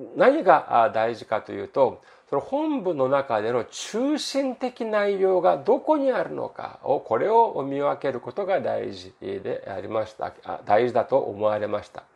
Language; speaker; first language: Japanese; non-native, fluent; Korean